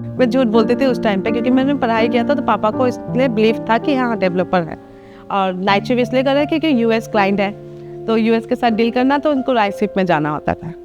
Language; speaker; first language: Hindi; non-native, local second language; Assamese